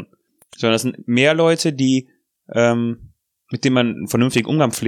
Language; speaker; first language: German; native; German